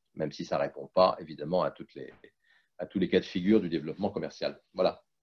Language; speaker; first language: French; native; French